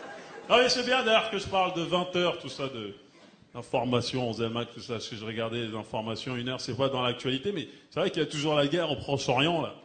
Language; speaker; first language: French; early bilingual, other home language; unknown